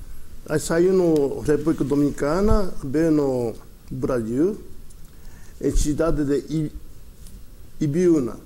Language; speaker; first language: Portuguese; early bilingual, other home language; Japanese